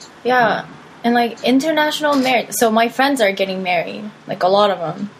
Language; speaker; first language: English; non-native, fluent; Japanese